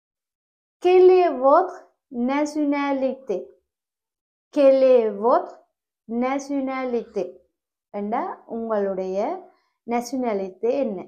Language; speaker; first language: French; non-native, fluent; Tamil